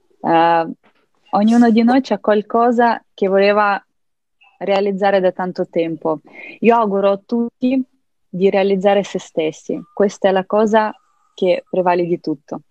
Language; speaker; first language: Italian; non-native, fluent; Ukrainian